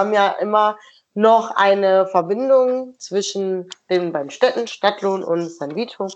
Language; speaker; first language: German; native; German